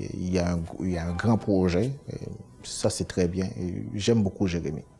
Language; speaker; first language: French; non-native, local second language; Haitian Creole